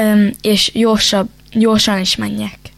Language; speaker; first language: Hungarian; early bilingual, heritage; Hungarian